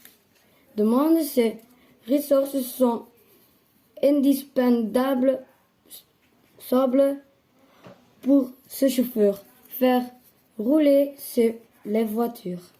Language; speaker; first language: French; non-native, learner; Dutch